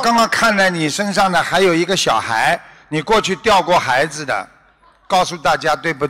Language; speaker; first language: Chinese; native; Chinese